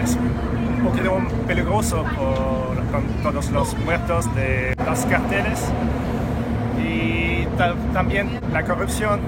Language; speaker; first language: Spanish; non-native, learner; French